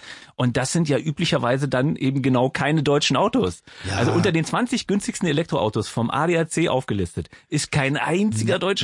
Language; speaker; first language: German; native; German